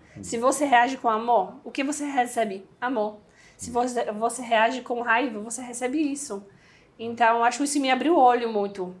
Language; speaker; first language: Portuguese; non-native, fluent; Polish